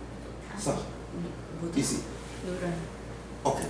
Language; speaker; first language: French; non-native, fluent; Korean